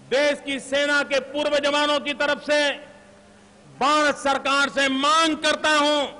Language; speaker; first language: Hindi; non-native, local second language; Gujarati